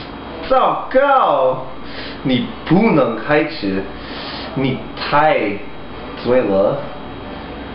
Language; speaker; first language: Chinese; non-native, learner; English